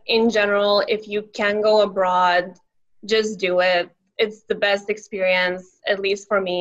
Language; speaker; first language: English; non-native, fluent; Lithuanian